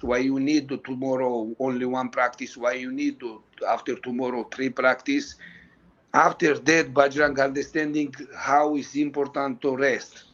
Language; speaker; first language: English; non-native, learner; Georgian